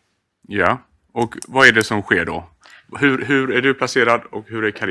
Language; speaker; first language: Swedish; native; Swedish